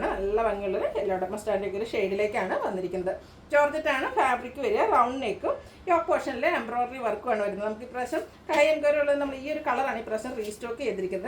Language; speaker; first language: Malayalam; native; Malayalam